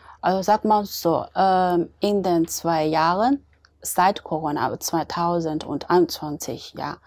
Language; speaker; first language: German; non-native, fluent; Chinese